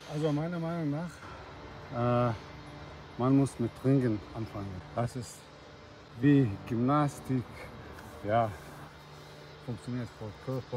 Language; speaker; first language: German; non-native, learner; Chechen